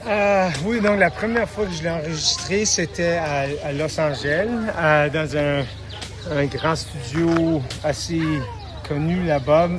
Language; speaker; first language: French; non-native, local second language; English